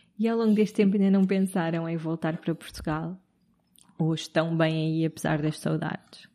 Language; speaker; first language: Portuguese; native; Portuguese